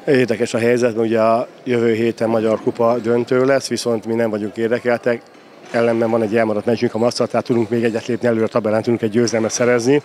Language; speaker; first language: Hungarian; native; Hungarian